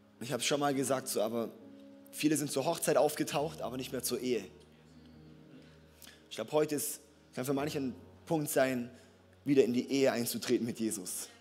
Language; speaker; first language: German; native; German